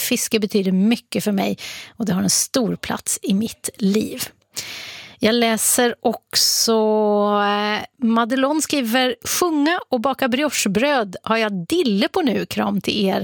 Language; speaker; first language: Swedish; native; Swedish